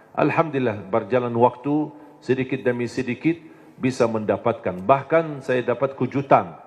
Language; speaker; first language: Indonesian; non-native, fluent; Arabic